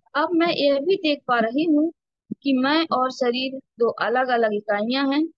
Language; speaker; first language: Hindi; native; Hindi